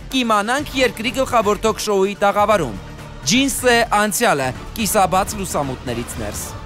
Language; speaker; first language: Armenian; native; Armenian